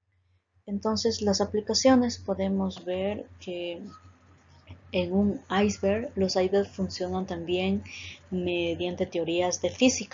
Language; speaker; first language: Spanish; native; Spanish